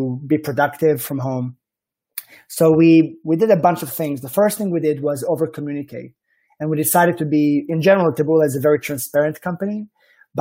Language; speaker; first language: English; non-native, fluent; Hebrew